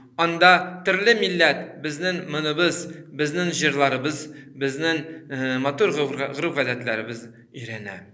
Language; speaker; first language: Tatar; early bilingual, heritage; Tatar